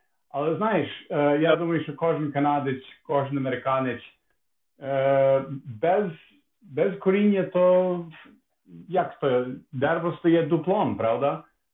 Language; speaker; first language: Ukrainian; early bilingual, heritage; Ukrainian